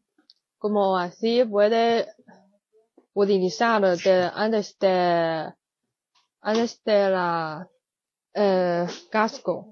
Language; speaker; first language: Spanish; non-native, learner; Chinese